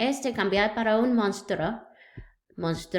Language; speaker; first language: Spanish; non-native, learner; English